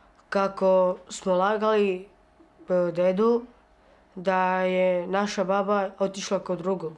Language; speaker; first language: Serbian; non-native, local second language; Romany